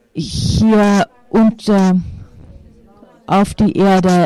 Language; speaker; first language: German; non-native, fluent; Finnish